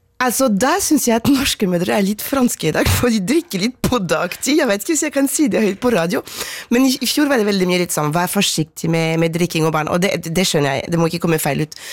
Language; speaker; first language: Norwegian; non-native, fluent; French